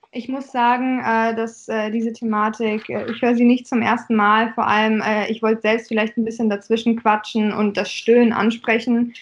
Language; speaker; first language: German; early bilingual, other home language; Russian